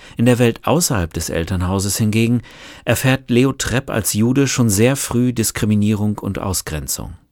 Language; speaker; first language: German; native; German